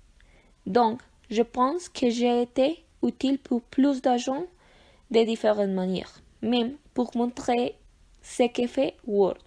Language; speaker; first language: French; non-native, learner; Spanish